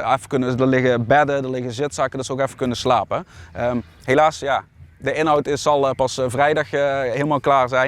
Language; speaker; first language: Dutch; native; Dutch